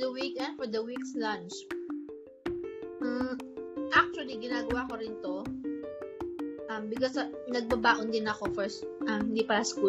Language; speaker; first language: English; non-native, local second language; Filipino